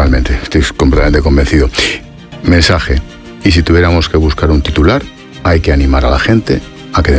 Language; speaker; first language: Spanish; native; Spanish